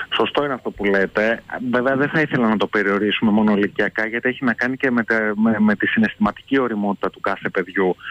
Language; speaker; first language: Greek; native; Greek